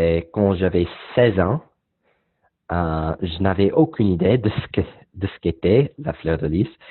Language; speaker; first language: French; non-native, learner; English